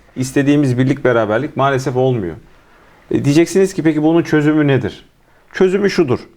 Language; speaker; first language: Turkish; native; Turkish